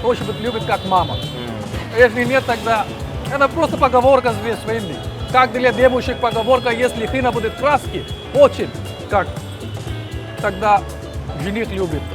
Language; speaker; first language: Russian; non-native, learner; Hindi